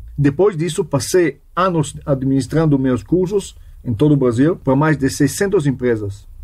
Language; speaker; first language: Portuguese; non-native, fluent; Hebrew